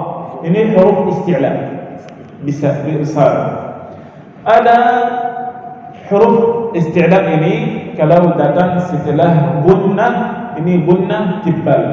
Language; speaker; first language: Indonesian; non-native, learner; Arabic